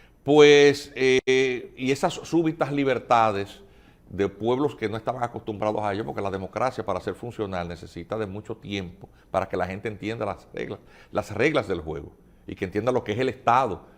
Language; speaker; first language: Spanish; native; Spanish